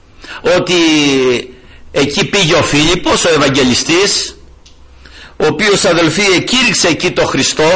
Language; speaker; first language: Greek; native; Greek